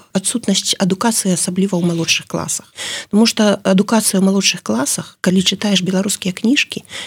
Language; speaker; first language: Belarusian; native; Belarusian